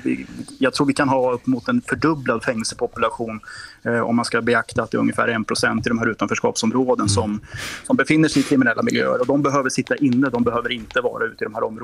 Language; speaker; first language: Swedish; native; Swedish